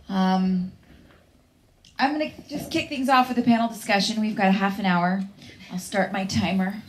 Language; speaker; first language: English; native; English